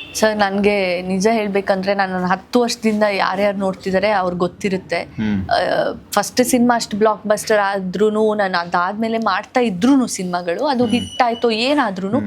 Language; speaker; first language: Kannada; non-native, local second language; Tulu